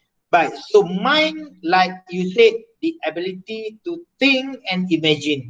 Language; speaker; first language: English; non-native, local second language; Malay